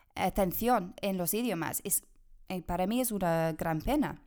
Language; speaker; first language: Spanish; non-native, fluent; English